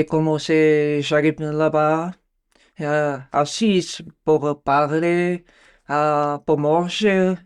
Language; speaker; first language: French; non-native, learner; Bulgarian